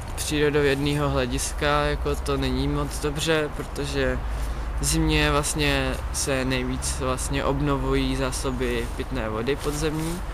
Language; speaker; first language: Czech; native; Czech